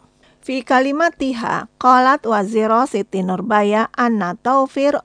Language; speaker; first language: Arabic; non-native, fluent; Indonesian